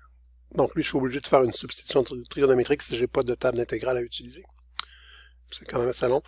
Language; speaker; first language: French; native; French